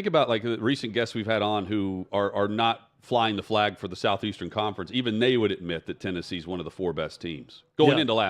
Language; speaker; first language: English; native; English